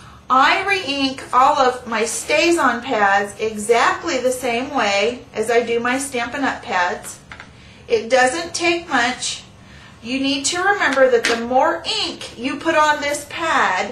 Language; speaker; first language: English; native; English